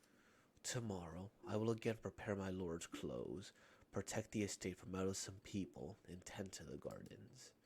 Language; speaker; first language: English; native; English